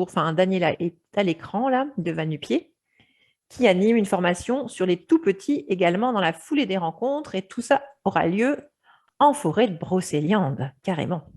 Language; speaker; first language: French; native; French